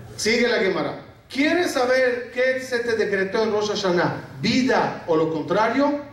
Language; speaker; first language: Spanish; non-native, fluent; Arabic